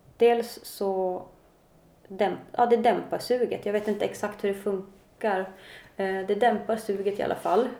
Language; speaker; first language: Swedish; native; Swedish